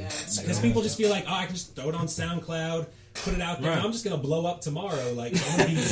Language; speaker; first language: English; native; English